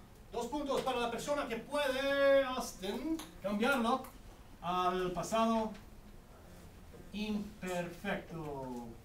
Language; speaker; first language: Spanish; non-native, fluent; English